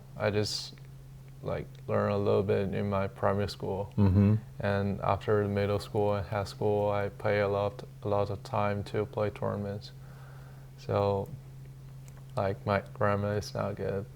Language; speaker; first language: English; non-native, learner; Chinese